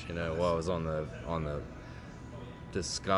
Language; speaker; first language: English; native; English